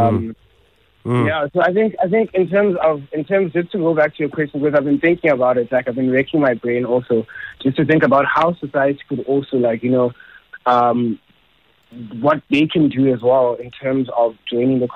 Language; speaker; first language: English; non-native, local second language; Xhosa